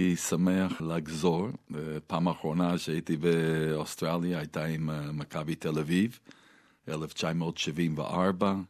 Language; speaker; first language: Hebrew; non-native, fluent; English